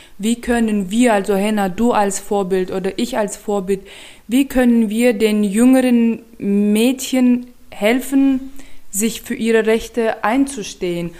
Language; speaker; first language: German; non-native, fluent; Turkmen